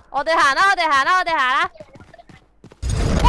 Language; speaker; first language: Chinese; native; Chinese